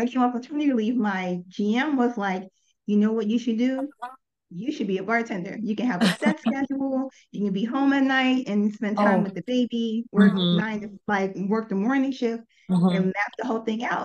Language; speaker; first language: English; native; English